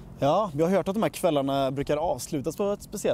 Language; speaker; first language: Swedish; native; Swedish